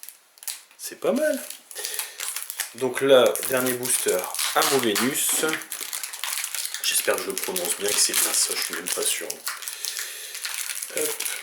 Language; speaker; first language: French; native; French